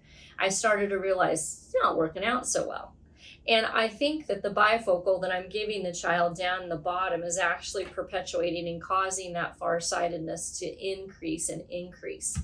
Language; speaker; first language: English; native; English